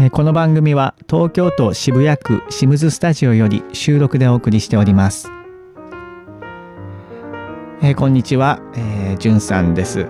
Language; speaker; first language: Japanese; native; Japanese